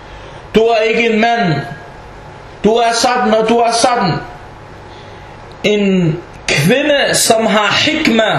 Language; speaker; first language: Danish; non-native, fluent; Arabic